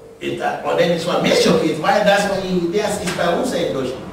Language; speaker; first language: German; non-native, learner; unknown